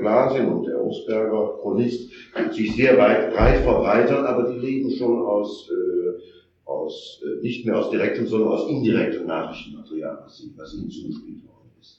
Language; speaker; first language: German; native; German